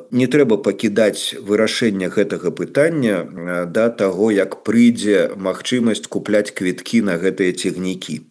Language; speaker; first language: Belarusian; non-native, local second language; Russian